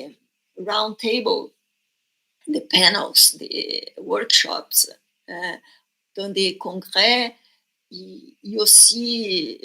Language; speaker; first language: French; non-native, fluent; Portuguese